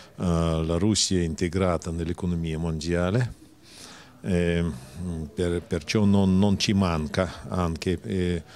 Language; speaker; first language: Italian; non-native, fluent; Russian